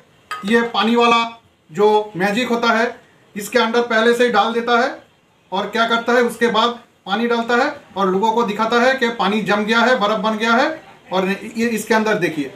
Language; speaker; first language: Hindi; non-native, local second language; Bangla